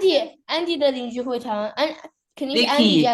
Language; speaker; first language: Chinese; early bilingual, other home language; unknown